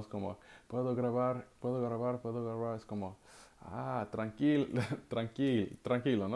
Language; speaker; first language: Spanish; non-native, learner; English